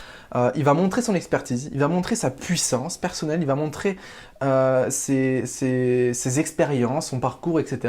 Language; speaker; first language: French; native; French